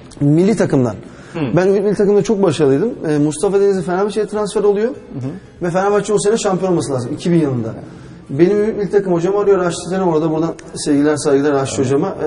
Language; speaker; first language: Turkish; early bilingual, heritage; Turkish